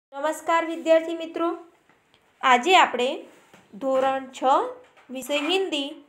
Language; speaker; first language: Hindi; non-native, local second language; Gujarati